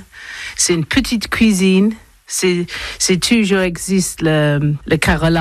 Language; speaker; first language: French; non-native, learner; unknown